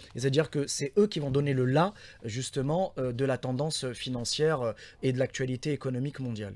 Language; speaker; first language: French; non-native, local second language; Arabic